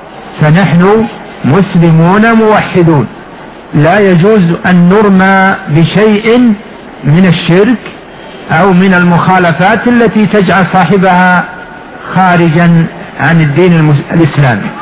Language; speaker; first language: Arabic; native; Arabic